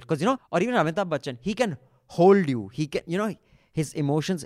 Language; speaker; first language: English; non-native, local second language; Hindi